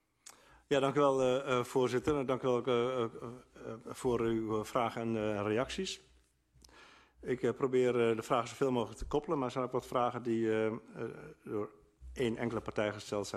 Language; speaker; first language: Dutch; native; Dutch